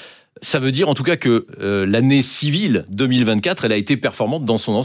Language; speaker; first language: French; native; French